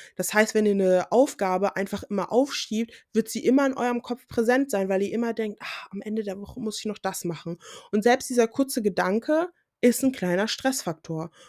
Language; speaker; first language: German; native; German